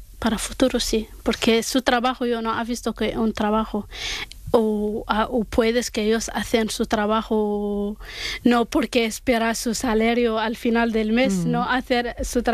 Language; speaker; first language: Spanish; non-native, learner; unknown